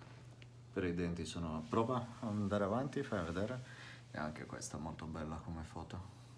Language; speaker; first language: Italian; native; Italian